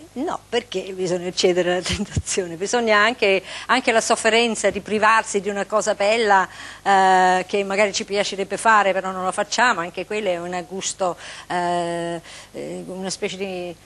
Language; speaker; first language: Italian; non-native, fluent; English